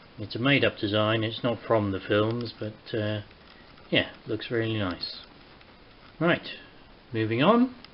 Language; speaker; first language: English; native; English